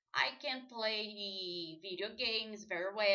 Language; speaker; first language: English; non-native, learner; Portuguese